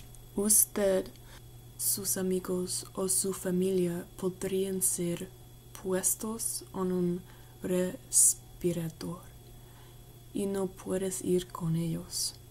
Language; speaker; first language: Spanish; non-native, learner; English